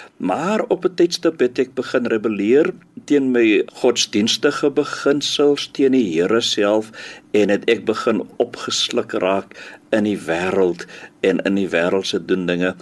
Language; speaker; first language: Afrikaans; native; Afrikaans